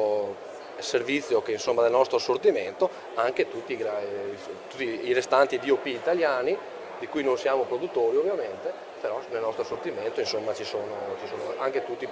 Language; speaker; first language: Italian; native; Italian